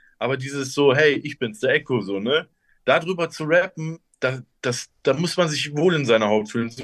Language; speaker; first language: German; early bilingual, other home language; Turkish